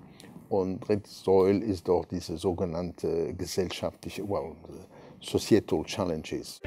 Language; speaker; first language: German; non-native, fluent; French